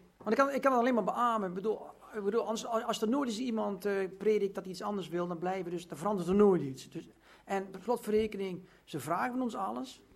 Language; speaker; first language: Dutch; native; Dutch